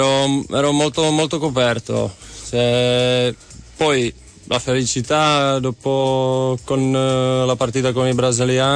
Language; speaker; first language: Italian; non-native, fluent; Czech